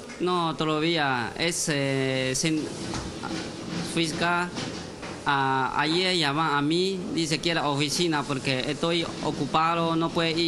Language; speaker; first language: Spanish; non-native, learner; Chinese